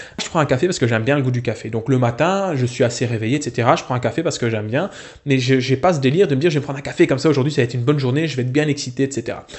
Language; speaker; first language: French; native; French